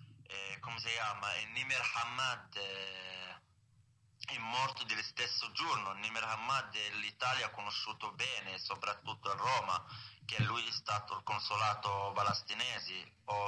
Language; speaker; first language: Italian; non-native, learner; Arabic